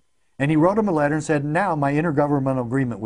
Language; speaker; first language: English; native; English